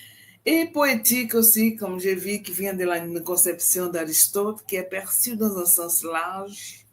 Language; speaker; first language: French; non-native, fluent; Portuguese